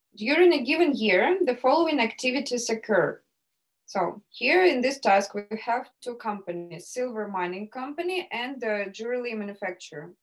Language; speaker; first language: English; non-native, fluent; Russian